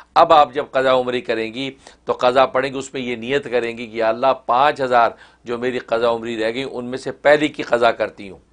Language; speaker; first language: Urdu; native; Urdu